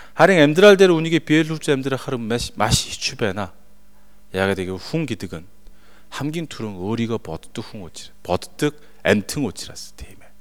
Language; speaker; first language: Mongolian; non-native, fluent; Korean